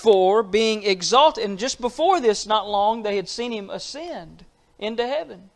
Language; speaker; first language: English; native; English